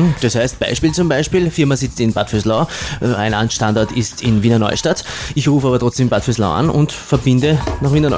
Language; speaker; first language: German; native; German